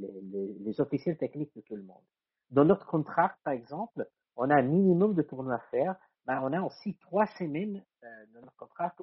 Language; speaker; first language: French; non-native, fluent; Italian